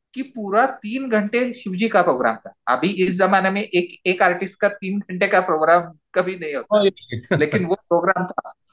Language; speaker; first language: Hindi; non-native, local second language; Marathi